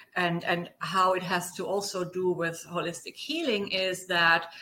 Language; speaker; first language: English; non-native, fluent; German